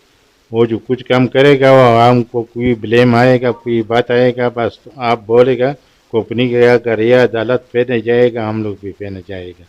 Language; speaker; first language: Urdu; non-native, local second language; Pashto